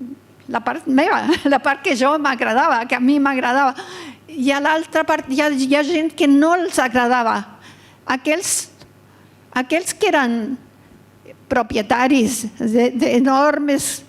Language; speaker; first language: Catalan; early bilingual, heritage; Catalan